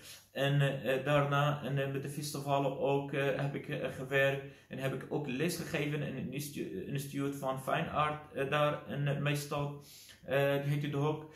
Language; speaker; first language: Dutch; non-native, learner; Kurdish